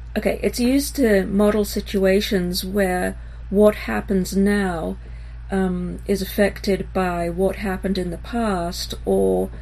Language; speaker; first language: English; early bilingual, other home language; Hebrew